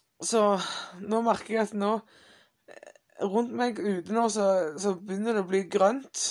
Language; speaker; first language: Norwegian; non-native, fluent; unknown